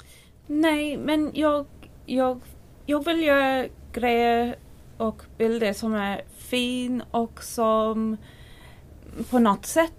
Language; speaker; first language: Swedish; non-native, learner; English